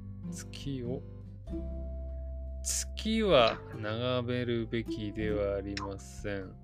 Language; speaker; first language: Japanese; native; Japanese